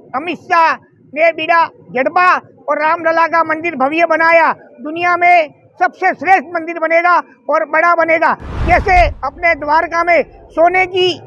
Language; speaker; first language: Hindi; native; Hindi